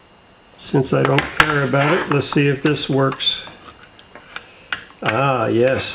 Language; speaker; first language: English; native; English